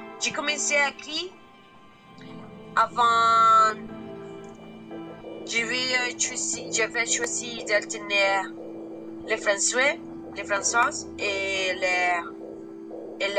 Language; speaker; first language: French; non-native, learner; Spanish